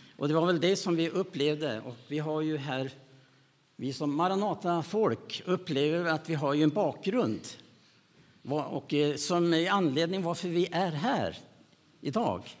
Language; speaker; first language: Swedish; native; Swedish